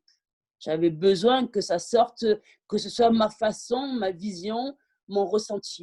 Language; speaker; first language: French; early bilingual, other home language; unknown